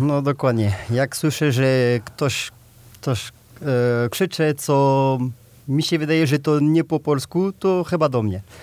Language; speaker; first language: Polish; non-native, learner; French